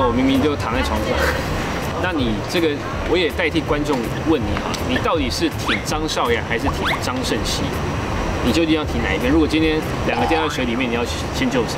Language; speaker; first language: Chinese; native; Chinese